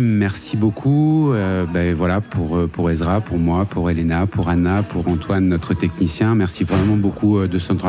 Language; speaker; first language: French; native; French